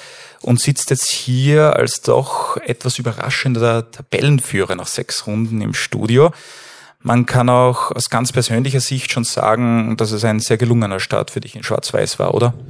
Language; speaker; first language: German; native; German